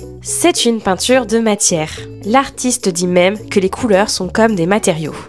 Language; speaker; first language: French; native; French